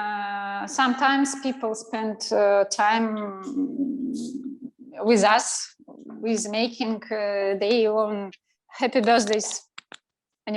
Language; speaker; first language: English; non-native, learner; Russian